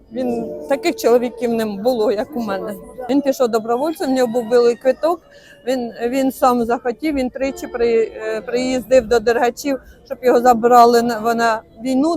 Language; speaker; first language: Ukrainian; native; Ukrainian